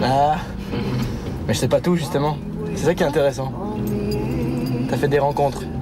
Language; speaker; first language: French; native; French